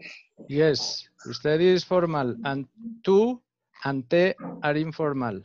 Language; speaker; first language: English; non-native, fluent; Spanish